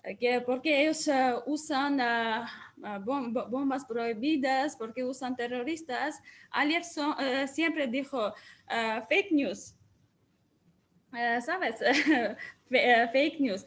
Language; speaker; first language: Spanish; non-native, fluent; Armenian